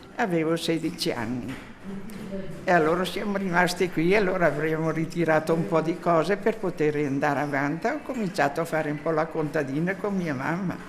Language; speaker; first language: Italian; early bilingual, heritage; Italian